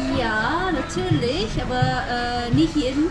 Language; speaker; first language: German; non-native, fluent; Turkish